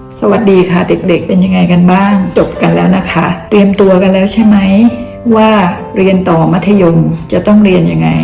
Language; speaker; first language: Thai; native; Thai